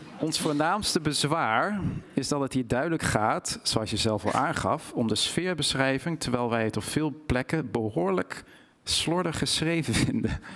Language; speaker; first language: Dutch; native; Dutch